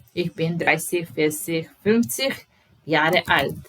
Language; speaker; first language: German; non-native, fluent; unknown